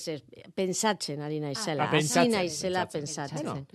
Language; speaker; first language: Basque; non-native, local second language; Spanish